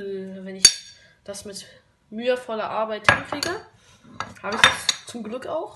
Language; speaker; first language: German; native; German